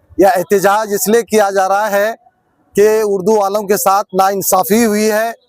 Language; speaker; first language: Urdu; native; Urdu